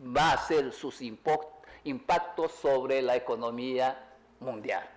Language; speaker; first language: Spanish; non-native, fluent; Chinese